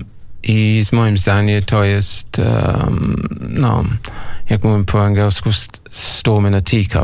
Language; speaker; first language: Polish; non-native, learner; English